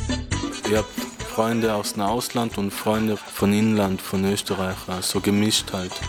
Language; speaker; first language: German; early bilingual, other home language; Spanish